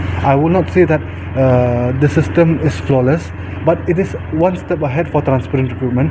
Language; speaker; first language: English; non-native, local second language; Khasi